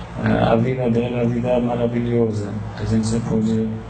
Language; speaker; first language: Portuguese; non-native, learner; Persian